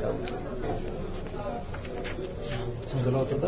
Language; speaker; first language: Hebrew; native; Hebrew